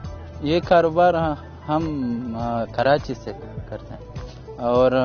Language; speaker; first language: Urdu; non-native, local second language; Pashto